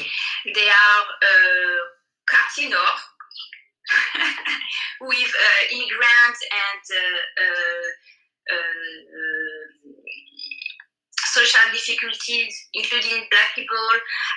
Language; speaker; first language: English; non-native, learner; French